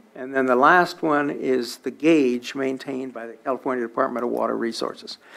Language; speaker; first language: English; native; English